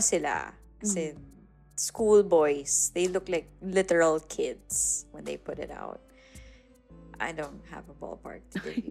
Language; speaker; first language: English; non-native, local second language; Filipino